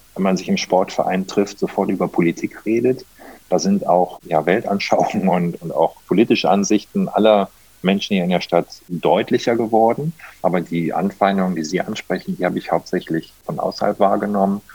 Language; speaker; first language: German; native; German